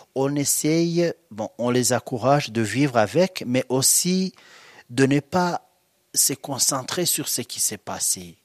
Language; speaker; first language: French; non-native, local second language; Kinyarwanda